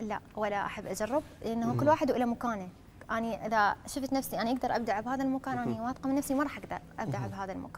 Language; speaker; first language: Arabic; native; Arabic